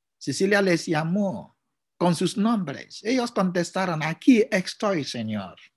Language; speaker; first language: Spanish; non-native, fluent; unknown